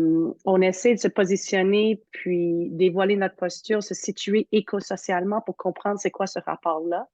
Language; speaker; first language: French; native; French